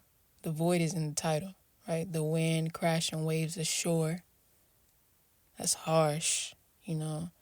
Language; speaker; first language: English; native; English